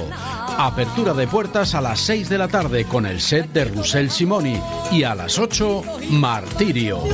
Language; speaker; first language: Spanish; native; Spanish